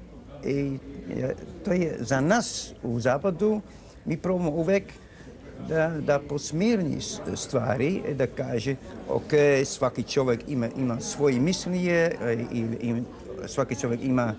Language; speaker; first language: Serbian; non-native, learner; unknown